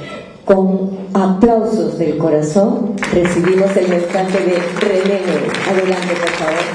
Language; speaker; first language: Spanish; native; Spanish